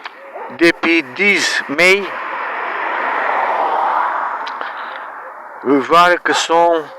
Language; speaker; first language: French; non-native, learner; Romanian